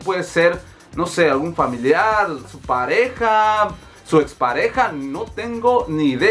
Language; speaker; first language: Spanish; native; Spanish